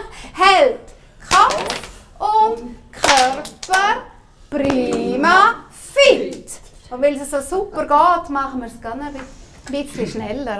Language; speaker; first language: German; native; German